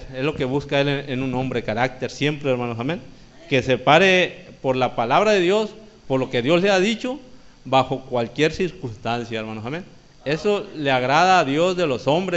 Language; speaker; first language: Spanish; native; Spanish